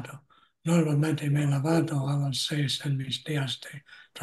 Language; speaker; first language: Spanish; non-native, learner; English